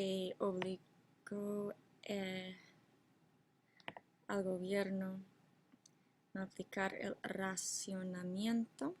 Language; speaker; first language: Spanish; non-native, fluent; English